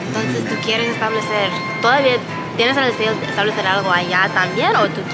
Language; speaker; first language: Spanish; non-native, learner; English